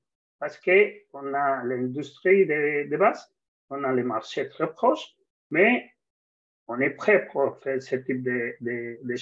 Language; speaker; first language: French; non-native, fluent; Spanish